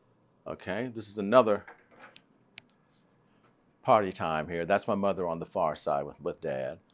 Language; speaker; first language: English; native; English